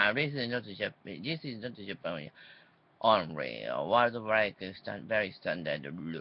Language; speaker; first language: English; non-native, learner; Japanese